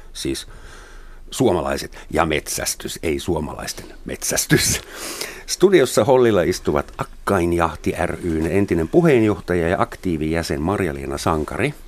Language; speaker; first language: Finnish; non-native, fluent; German